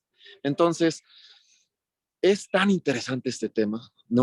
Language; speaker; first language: Spanish; native; Spanish